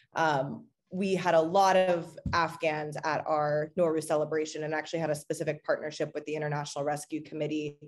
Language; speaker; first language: English; native; English